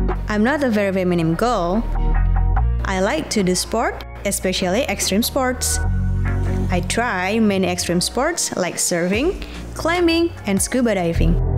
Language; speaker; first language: English; non-native, fluent; Indonesian